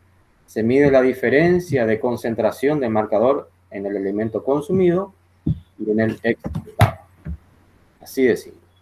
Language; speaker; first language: Spanish; native; Spanish